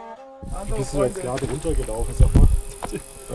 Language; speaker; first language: German; native; German